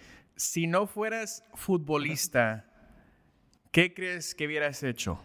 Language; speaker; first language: Spanish; early bilingual, heritage; Spanish